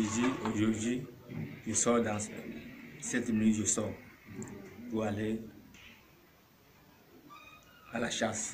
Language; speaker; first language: French; non-native, local second language; Ewe